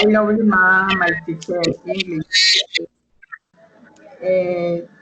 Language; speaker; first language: English; non-native, learner; Spanish